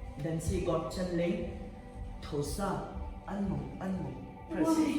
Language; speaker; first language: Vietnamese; non-native, learner; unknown